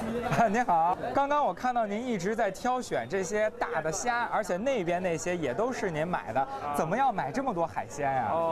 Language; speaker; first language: Chinese; native; Chinese